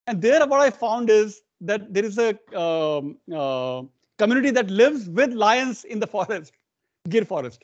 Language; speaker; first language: English; non-native, local second language; Hindi